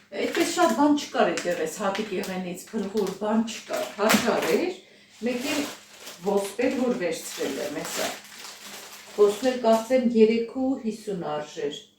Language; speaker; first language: Armenian; native; Armenian